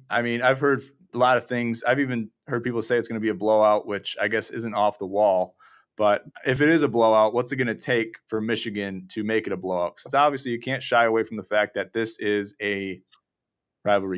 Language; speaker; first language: English; native; English